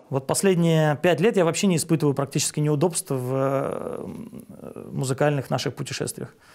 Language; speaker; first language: Russian; native; Russian